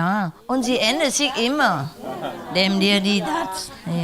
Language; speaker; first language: German; non-native, learner; Vietnamese